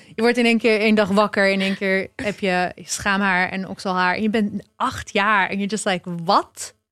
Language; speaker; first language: Dutch; early bilingual, other home language; Hebrew